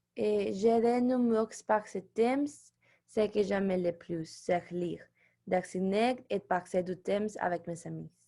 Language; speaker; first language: French; non-native, learner; Spanish